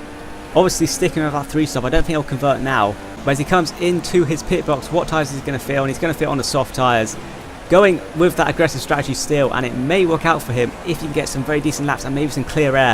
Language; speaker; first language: English; native; English